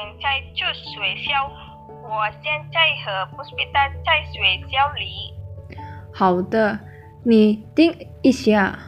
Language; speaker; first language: Chinese; non-native, learner; Indonesian